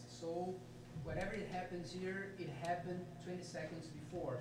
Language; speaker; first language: English; non-native, fluent; Portuguese